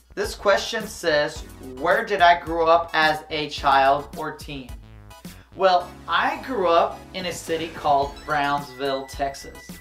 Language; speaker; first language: English; native; English